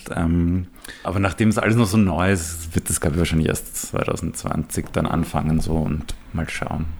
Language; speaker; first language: German; native; German